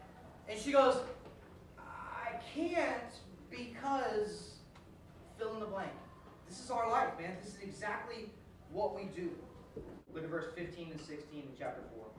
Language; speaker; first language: English; native; English